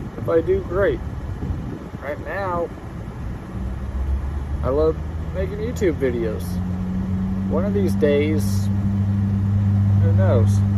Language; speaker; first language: English; native; English